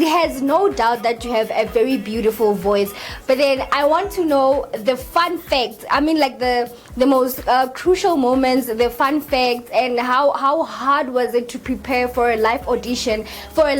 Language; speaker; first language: English; non-native, local second language; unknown